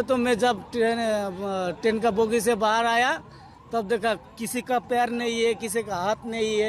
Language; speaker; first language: Hindi; non-native, local second language; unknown